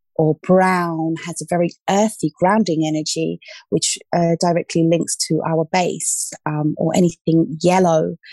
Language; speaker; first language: English; native; English